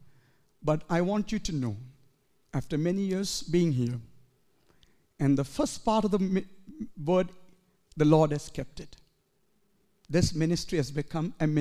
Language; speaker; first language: English; non-native, local second language; Malayalam